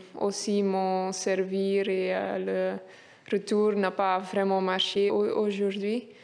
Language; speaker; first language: French; non-native, local second language; Dutch